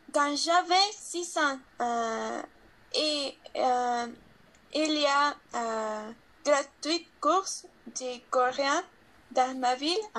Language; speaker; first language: French; non-native, learner; Spanish